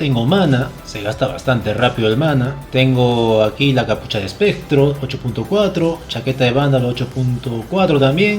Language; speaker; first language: Spanish; native; Spanish